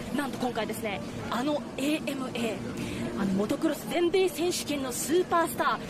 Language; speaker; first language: Japanese; native; Japanese